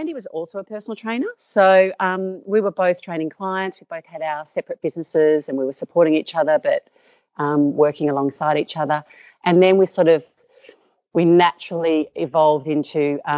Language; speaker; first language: English; native; English